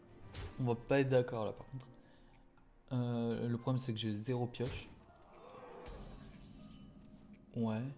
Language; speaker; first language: French; native; French